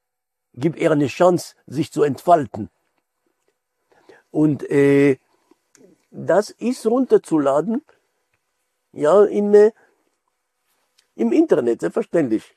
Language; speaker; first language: German; non-native, fluent; Hebrew